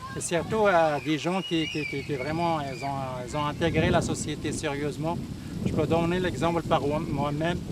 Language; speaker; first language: French; non-native, local second language; Arabic